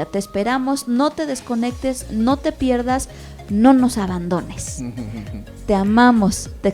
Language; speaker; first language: Spanish; native; Spanish